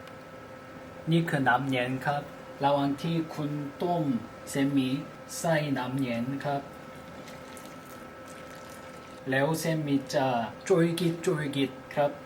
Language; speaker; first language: Thai; non-native, learner; Korean